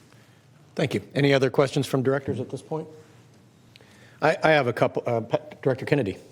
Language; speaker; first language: English; native; English